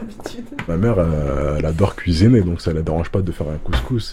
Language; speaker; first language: French; early bilingual, other home language; Arabic